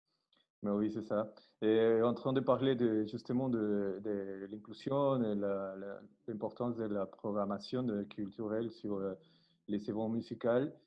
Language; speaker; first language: French; non-native, learner; Spanish